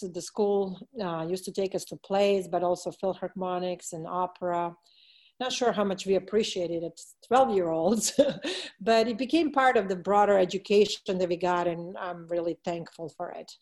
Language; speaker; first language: English; non-native, fluent; Serbian